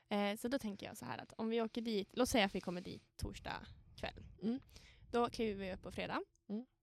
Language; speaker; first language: Swedish; native; Swedish